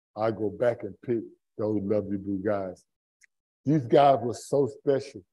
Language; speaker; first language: English; native; English